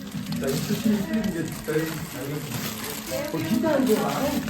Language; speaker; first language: Mongolian; native; Mongolian